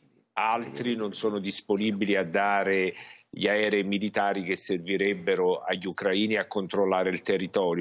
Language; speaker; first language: Italian; native; Italian